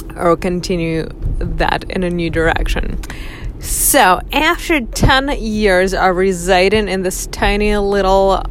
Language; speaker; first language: English; non-native, fluent; Russian